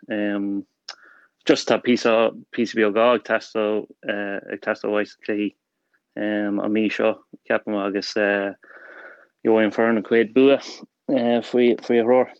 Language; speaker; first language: Irish; non-native, local second language; English